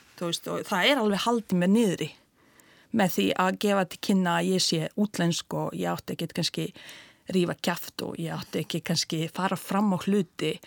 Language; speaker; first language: Icelandic; non-native, fluent; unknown